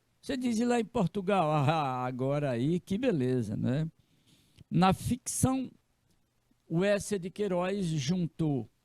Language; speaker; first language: Portuguese; native; Portuguese